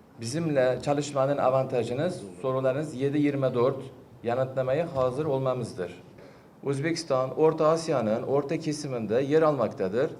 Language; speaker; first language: Turkish; non-native, learner; Uzbek